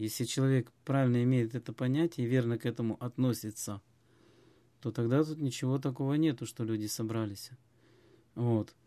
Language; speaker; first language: Russian; native; Russian